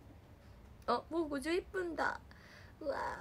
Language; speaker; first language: Japanese; native; Japanese